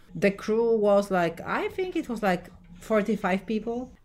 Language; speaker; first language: English; non-native, fluent; Polish